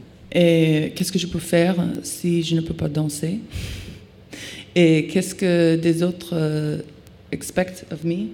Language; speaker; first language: French; non-native, learner; English